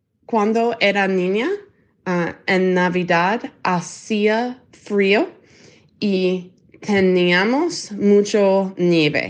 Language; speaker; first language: Spanish; non-native, learner; English